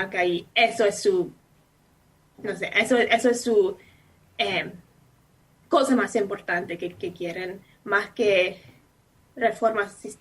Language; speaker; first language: Spanish; non-native, fluent; English